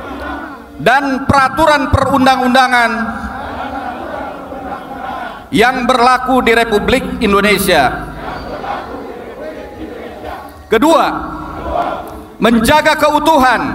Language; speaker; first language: Indonesian; native; Indonesian